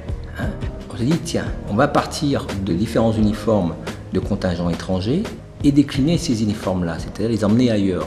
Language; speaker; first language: French; native; French